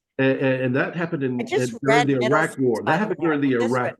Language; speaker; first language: English; native; English